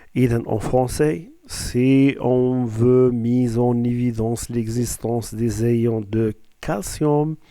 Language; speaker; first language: French; non-native, local second language; Arabic